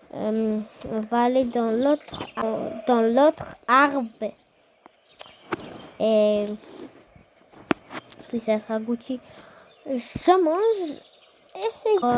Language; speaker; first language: French; non-native, fluent; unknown